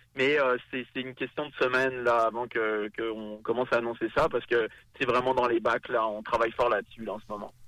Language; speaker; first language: French; native; French